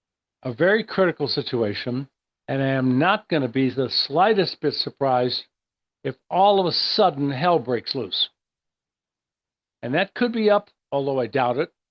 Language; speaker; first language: English; native; English